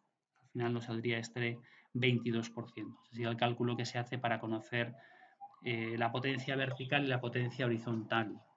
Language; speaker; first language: Spanish; native; Spanish